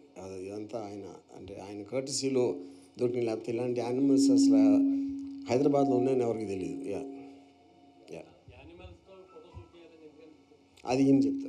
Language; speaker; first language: Telugu; native; Telugu